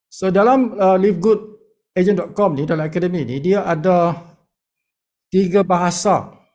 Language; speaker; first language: Malay; native; Malay